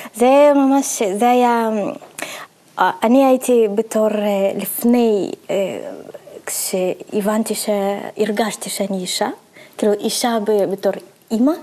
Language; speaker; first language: Hebrew; early bilingual, other home language; Russian